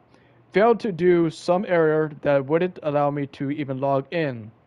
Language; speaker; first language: English; native; English